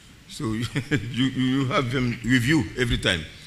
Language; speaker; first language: English; non-native, fluent; Bambara